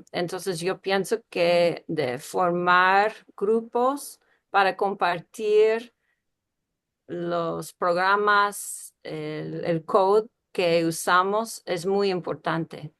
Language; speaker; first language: Spanish; non-native, fluent; English